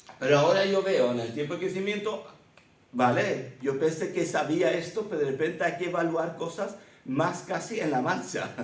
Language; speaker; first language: Spanish; early bilingual, other home language; Swedish